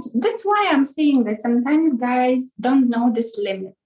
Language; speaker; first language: English; non-native, fluent; Ukrainian